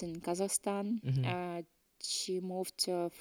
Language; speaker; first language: English; non-native, fluent; Ukrainian